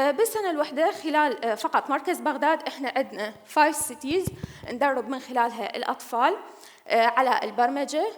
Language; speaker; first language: English; non-native, learner; Arabic